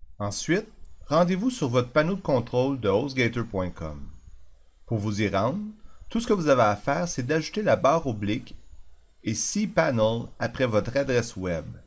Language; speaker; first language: French; native; French